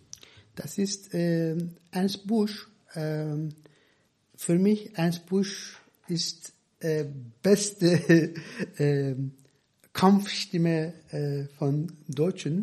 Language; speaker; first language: German; non-native, fluent; Turkish